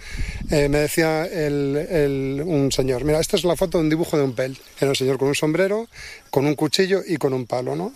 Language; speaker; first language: Spanish; native; Spanish